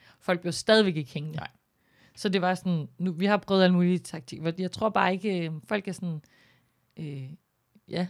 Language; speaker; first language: Danish; native; Danish